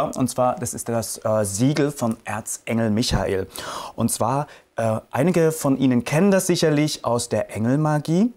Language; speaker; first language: German; native; German